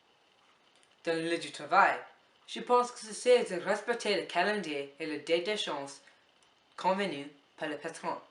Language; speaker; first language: French; non-native, learner; English